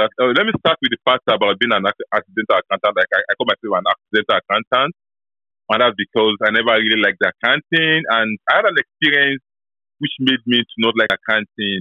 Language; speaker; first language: English; non-native, local second language; Yoruba